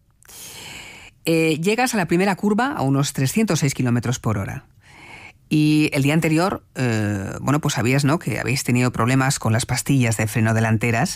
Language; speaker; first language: Spanish; native; Spanish